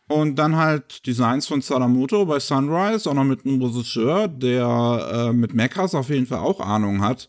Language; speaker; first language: German; native; German